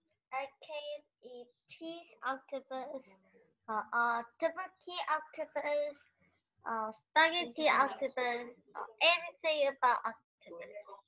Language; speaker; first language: English; non-native, learner; Vietnamese